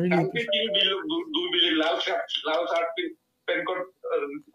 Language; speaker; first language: Hindi; non-native, learner; Bangla